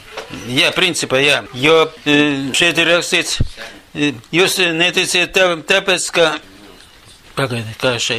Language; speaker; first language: Latvian; non-native, local second language; Russian